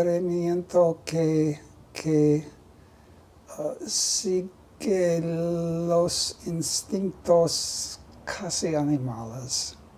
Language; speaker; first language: Spanish; non-native, learner; English